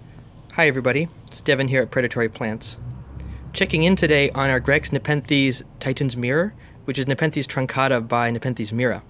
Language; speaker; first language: English; native; English